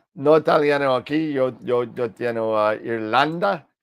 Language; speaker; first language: Spanish; non-native, learner; English